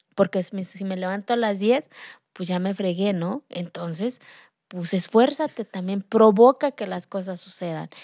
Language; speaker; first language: Spanish; non-native, local second language; Zapotec